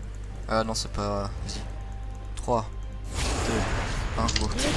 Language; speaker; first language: French; native; French